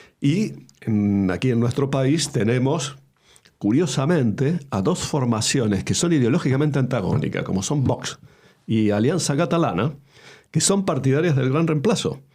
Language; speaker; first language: Spanish; native; Spanish